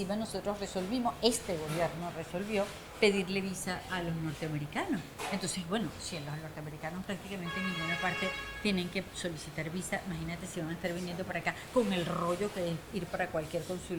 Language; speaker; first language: Spanish; native; Spanish